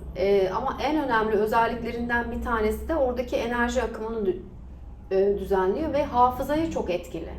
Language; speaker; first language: Turkish; native; Turkish